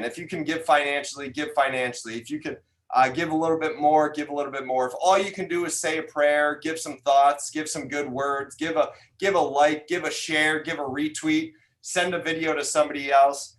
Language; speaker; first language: English; native; English